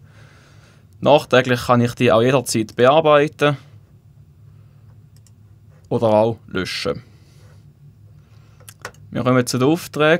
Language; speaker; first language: German; native; German